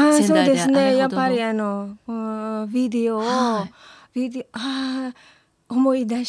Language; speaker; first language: Japanese; non-native, learner; Filipino